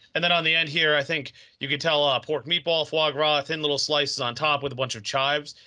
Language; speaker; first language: English; native; English